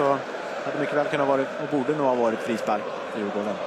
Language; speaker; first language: Swedish; native; Swedish